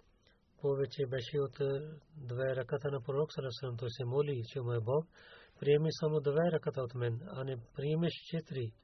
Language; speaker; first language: Bulgarian; non-native, learner; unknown